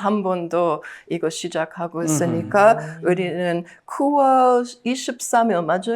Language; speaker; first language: Korean; non-native, learner; English